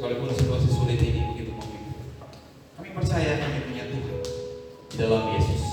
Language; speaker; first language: Indonesian; native; Indonesian